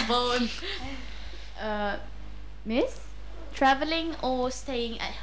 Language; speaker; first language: English; non-native, local second language; Indonesian